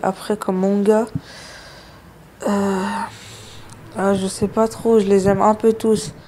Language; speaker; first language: French; early bilingual, other home language; Arabic